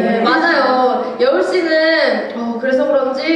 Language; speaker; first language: Korean; native; Korean